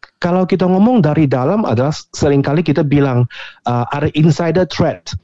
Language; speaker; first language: Indonesian; non-native, fluent; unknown